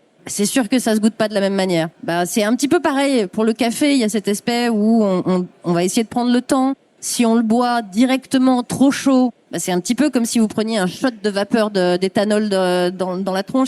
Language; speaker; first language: French; native; French